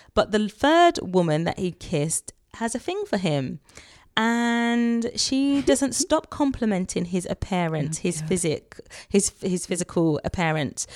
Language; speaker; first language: English; native; English